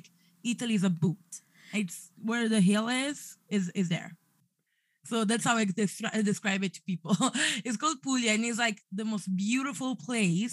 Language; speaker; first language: English; non-native, fluent; Italian